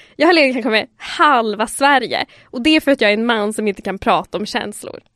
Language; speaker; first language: Swedish; early bilingual, other home language; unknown